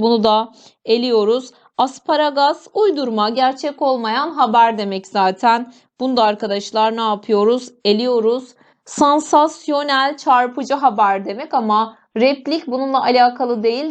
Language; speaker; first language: Turkish; native; Turkish